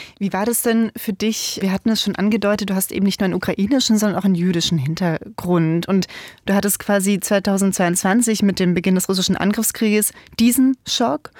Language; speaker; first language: German; native; German